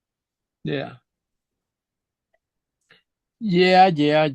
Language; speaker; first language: English; non-native, learner; Spanish